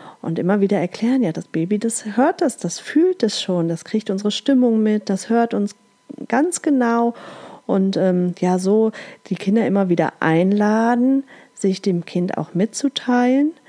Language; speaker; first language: German; native; German